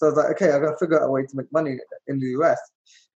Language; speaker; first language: English; native; English